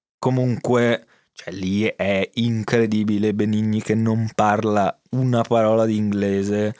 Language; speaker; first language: Italian; native; Italian